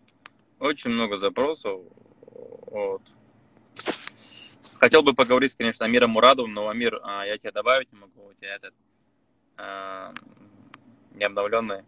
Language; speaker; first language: Russian; native; Russian